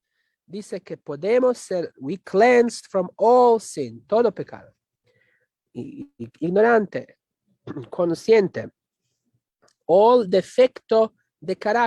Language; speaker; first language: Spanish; non-native, fluent; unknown